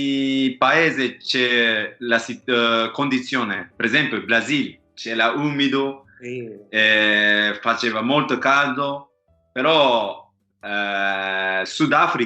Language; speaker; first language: Italian; non-native, learner; Japanese